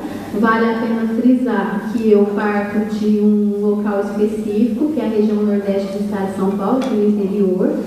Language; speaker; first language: Portuguese; native; Portuguese